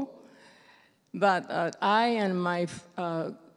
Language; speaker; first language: English; non-native, fluent; Japanese